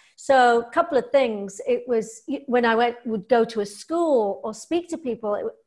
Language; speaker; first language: English; native; English